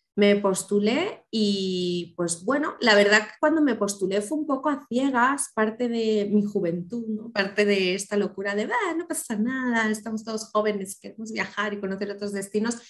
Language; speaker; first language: Spanish; native; Spanish